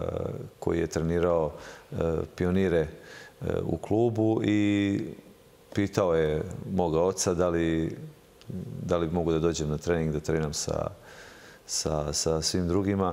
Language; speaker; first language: Serbian; native; Serbian